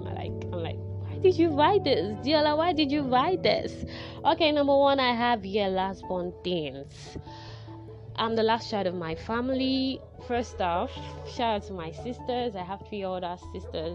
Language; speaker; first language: English; non-native, local second language; Yoruba